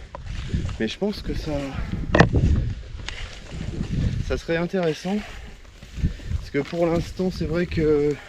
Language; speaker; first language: French; native; French